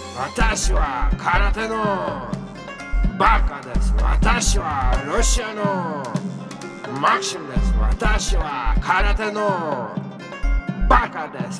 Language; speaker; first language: Japanese; non-native, learner; Russian